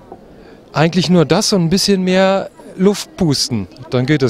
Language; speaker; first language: German; native; German